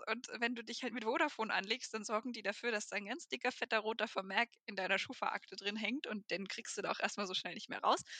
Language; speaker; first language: German; native; German